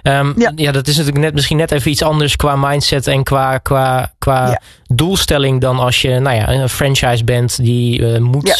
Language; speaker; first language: Dutch; native; Dutch